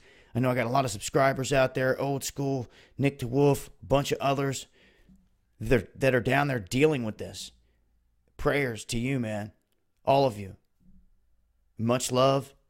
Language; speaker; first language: English; native; English